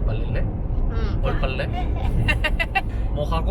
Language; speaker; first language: Korean; non-native, learner; Spanish